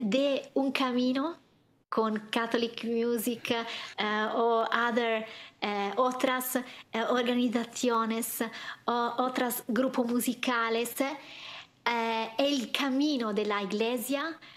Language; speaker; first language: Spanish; non-native, learner; Italian